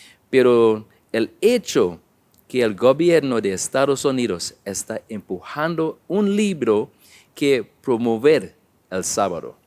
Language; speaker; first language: Spanish; non-native, learner; English